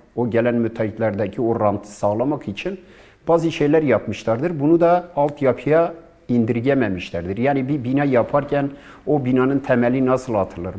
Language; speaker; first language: Turkish; native; Turkish